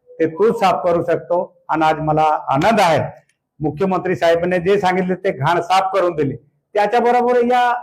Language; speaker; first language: Marathi; non-native, local second language; Bhili